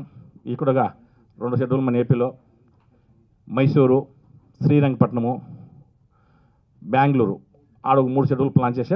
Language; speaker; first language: Telugu; native; Telugu